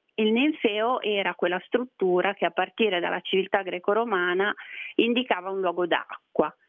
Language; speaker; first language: Italian; native; Italian